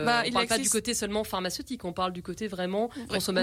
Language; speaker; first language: French; native; French